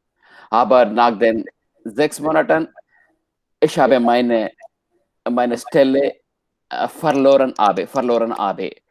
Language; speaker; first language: German; non-native, learner; Hindi